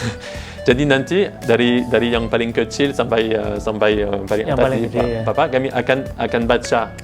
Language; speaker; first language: Indonesian; non-native, fluent; French